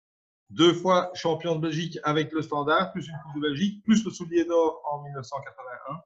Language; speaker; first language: French; native; French